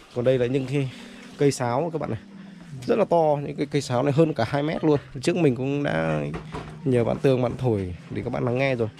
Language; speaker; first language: Vietnamese; native; Vietnamese